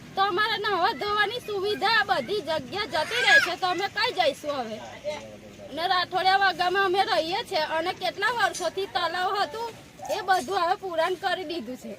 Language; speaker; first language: Gujarati; native; Gujarati